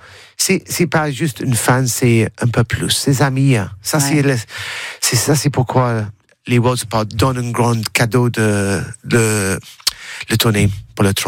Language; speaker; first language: French; non-native, learner; English